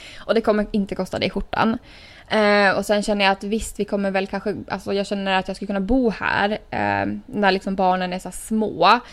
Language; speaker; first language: Swedish; native; Swedish